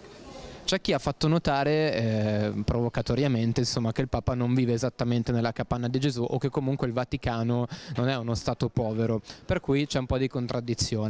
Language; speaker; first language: Italian; native; Italian